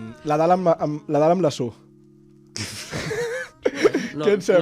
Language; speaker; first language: Catalan; native; Catalan